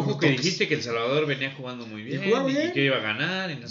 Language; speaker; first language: Spanish; native; Spanish